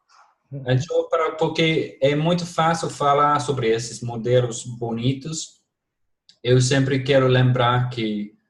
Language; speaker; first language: Portuguese; non-native, fluent; English